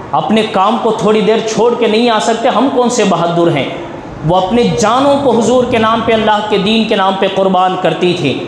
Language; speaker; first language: Urdu; native; Urdu